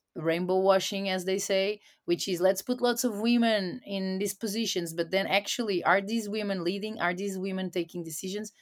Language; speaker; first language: English; non-native, fluent; Portuguese